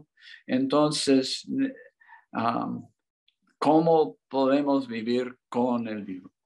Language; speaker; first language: Spanish; non-native, learner; English